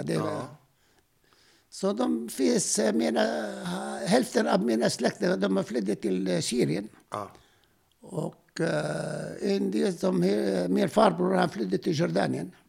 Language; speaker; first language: Swedish; non-native, fluent; Arabic